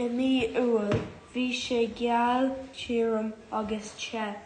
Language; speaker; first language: Irish; non-native, local second language; English